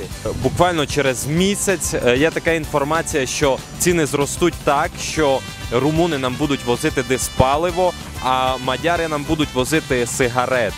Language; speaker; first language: Ukrainian; native; Ukrainian